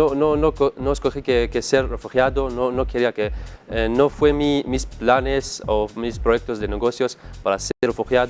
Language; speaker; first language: Spanish; non-native, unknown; Arabic